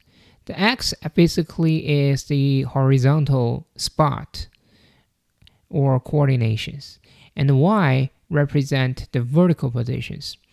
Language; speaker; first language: English; non-native, fluent; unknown